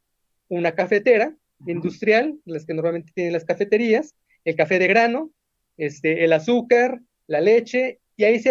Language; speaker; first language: Spanish; native; Spanish